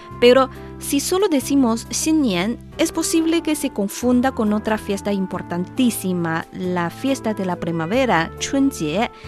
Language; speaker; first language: Spanish; non-native, fluent; Chinese